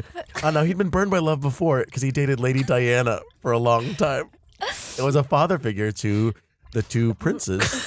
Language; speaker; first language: English; native; English